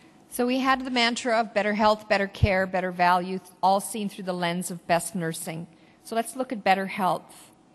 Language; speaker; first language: English; native; English